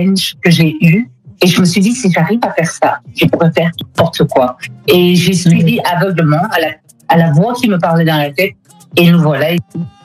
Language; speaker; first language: French; non-native, local second language; Lingala